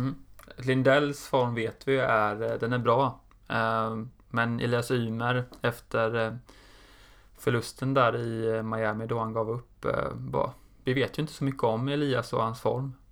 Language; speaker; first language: Swedish; native; Swedish